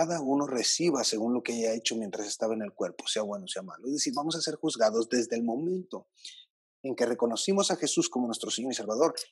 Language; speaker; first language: Spanish; native; Spanish